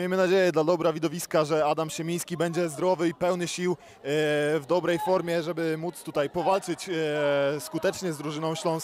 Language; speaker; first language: Polish; native; Polish